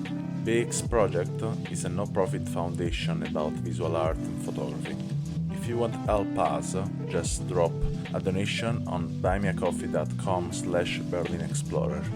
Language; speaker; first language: English; non-native, fluent; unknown